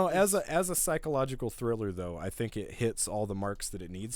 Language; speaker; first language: English; native; English